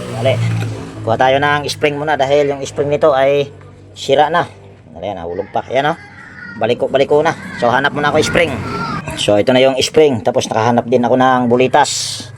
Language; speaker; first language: Filipino; non-native, local second language; Cebuano